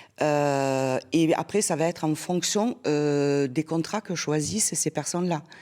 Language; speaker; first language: French; native; French